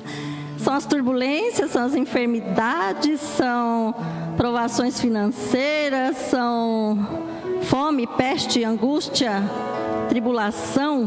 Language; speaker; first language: Portuguese; native; Portuguese